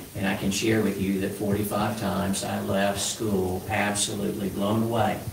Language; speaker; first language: English; native; English